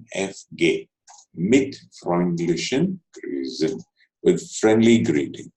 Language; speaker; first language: German; non-native, fluent; Telugu